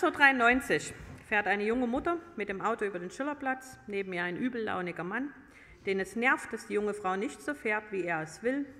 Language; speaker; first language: German; native; German